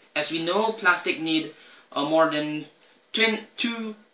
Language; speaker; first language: English; non-native, learner; Indonesian